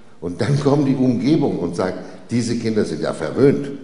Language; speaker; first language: German; non-native, fluent; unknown